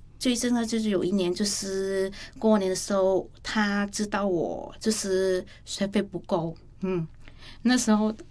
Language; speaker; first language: Chinese; non-native, fluent; Vietnamese